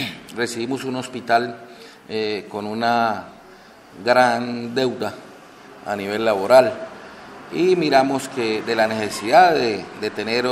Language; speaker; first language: Spanish; native; Spanish